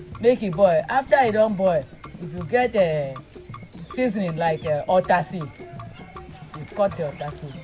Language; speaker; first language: Nigerian Pidgin; non-native, local second language; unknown